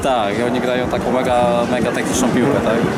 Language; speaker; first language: Polish; native; Polish